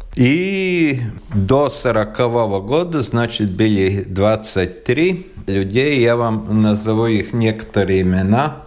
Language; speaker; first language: Russian; non-native, local second language; Latvian